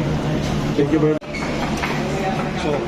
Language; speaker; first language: English; non-native, local second language; Filipino